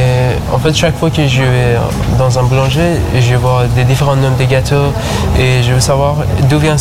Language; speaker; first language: French; non-native, learner; Persian